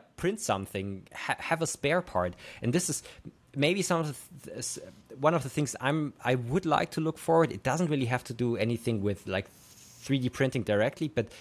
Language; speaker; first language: English; non-native, fluent; German